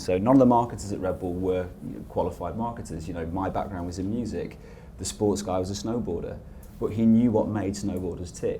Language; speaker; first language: English; native; English